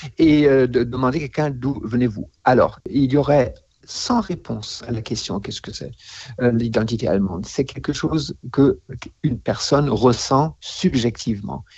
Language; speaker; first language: French; non-native, fluent; German